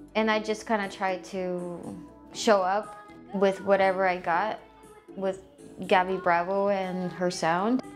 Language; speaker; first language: English; early bilingual, other home language; Spanish